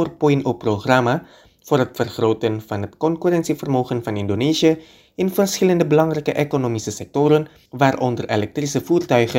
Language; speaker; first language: Dutch; non-native, fluent; Indonesian